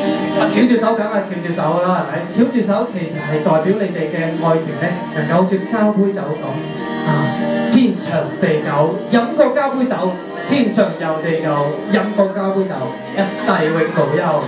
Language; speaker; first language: Cantonese; native; Cantonese